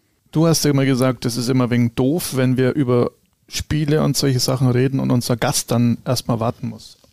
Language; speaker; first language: German; native; German